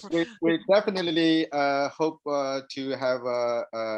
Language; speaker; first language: English; non-native, learner; Chinese